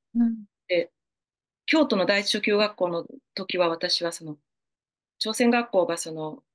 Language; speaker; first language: Japanese; native; Japanese